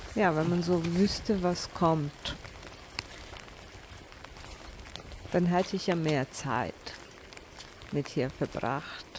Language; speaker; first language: German; non-native, fluent; Bosnian